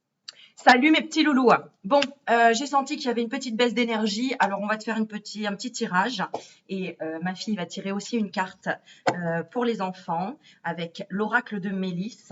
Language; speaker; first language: French; native; French